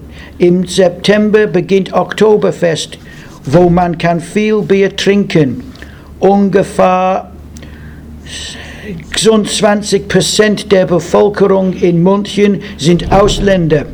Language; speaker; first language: German; non-native, learner; English